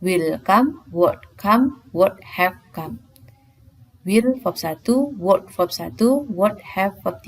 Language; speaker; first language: English; non-native, fluent; Indonesian